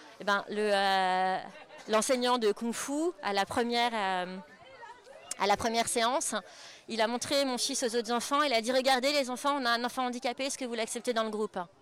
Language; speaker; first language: French; native; French